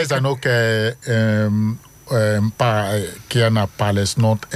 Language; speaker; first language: Dutch; non-native, fluent; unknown